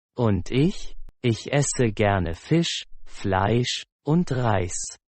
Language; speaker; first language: German; non-native, fluent; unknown